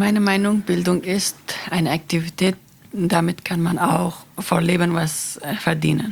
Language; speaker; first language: German; non-native, learner; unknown